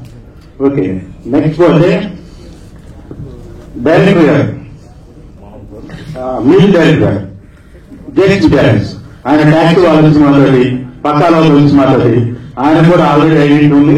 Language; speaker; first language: Telugu; native; Telugu